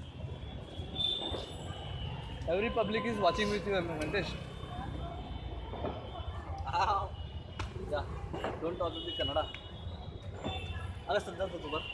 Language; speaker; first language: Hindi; non-native, local second language; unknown